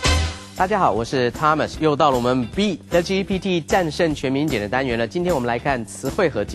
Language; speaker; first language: Chinese; native; Chinese